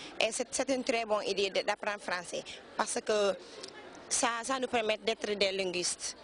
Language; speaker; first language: French; non-native, learner; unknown